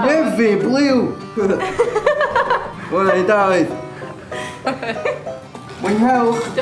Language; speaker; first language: Welsh; native; Welsh